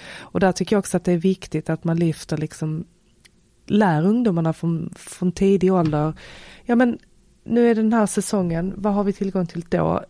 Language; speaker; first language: Swedish; native; Swedish